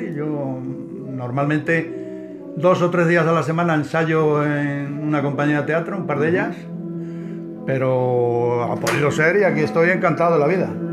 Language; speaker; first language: Spanish; native; Spanish